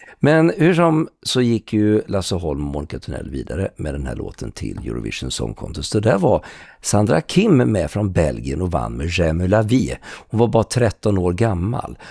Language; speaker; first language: Swedish; native; Swedish